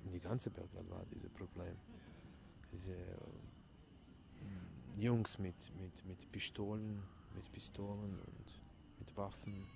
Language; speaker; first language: German; non-native, fluent; Serbian